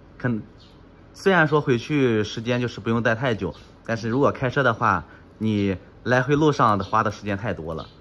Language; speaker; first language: Chinese; native; Chinese